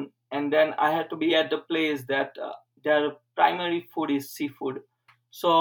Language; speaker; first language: English; non-native, local second language; Gujarati